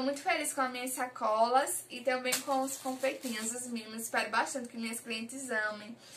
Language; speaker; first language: Portuguese; native; Portuguese